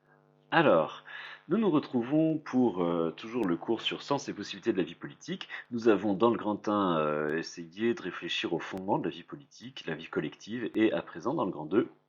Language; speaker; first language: French; native; French